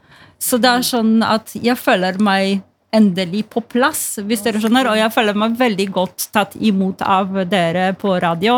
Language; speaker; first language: Norwegian; non-native, fluent; Polish